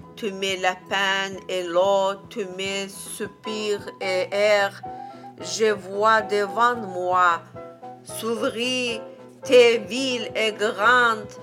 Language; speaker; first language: French; non-native, fluent; Azerbaijani